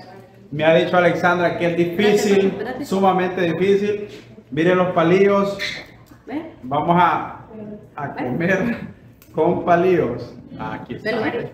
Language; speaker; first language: Spanish; native; Spanish